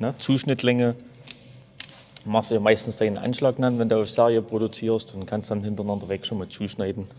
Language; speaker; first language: German; native; German